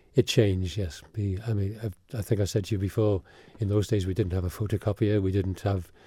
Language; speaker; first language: English; early bilingual, other home language; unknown